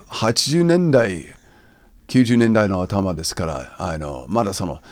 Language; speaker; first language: Japanese; non-native, fluent; English